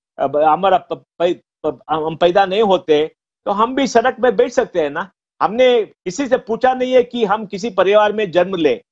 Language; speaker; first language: Hindi; non-native, local second language; Konkani